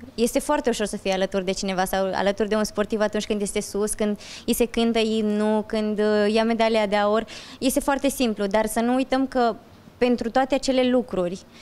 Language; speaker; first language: Romanian; native; Romanian